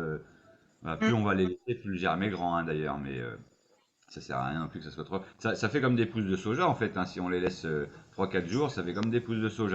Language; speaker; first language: French; native; French